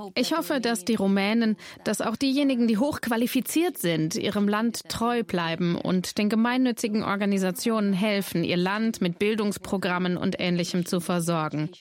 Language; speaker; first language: German; non-native, fluent; English